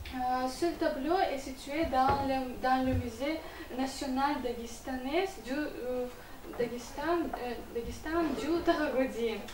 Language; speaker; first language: French; non-native, learner; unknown